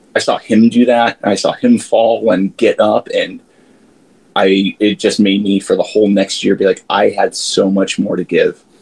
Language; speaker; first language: English; native; English